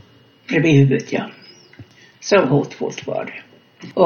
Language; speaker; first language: Swedish; non-native, fluent; Finnish